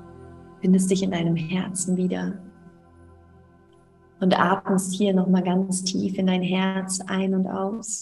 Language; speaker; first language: German; native; German